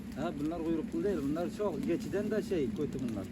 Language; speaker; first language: Turkish; non-native, learner; Persian